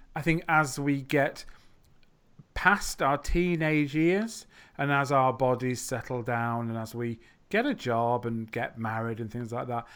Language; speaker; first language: English; native; English